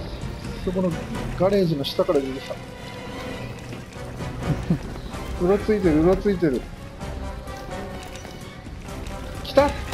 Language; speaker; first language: Japanese; native; Japanese